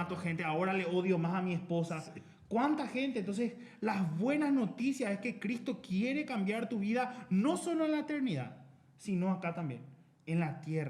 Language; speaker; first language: Spanish; native; Spanish